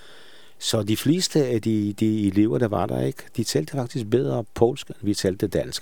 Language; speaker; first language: Danish; non-native, fluent; Polish